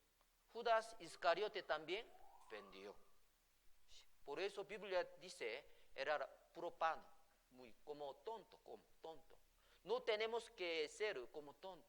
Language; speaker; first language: Spanish; non-native, fluent; Korean